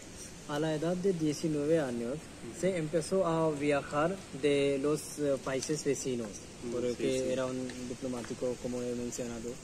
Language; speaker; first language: Spanish; non-native, learner; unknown